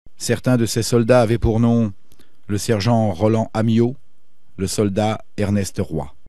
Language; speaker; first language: French; native; French